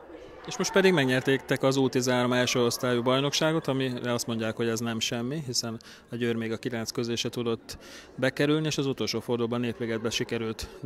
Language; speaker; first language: Hungarian; native; Hungarian